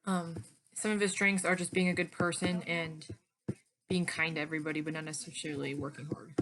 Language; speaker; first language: English; native; English